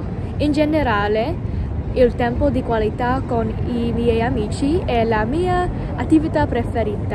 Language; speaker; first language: Italian; non-native, learner; English